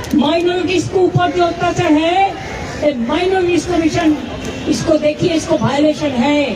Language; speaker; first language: Hindi; non-native, local second language; Bangla